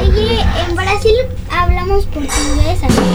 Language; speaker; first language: Spanish; early bilingual, other home language; French